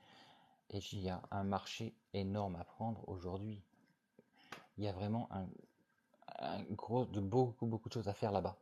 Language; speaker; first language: French; native; French